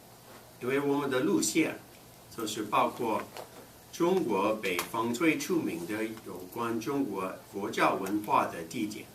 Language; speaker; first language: Chinese; non-native, fluent; English